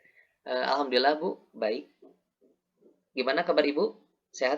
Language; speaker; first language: Indonesian; native; Indonesian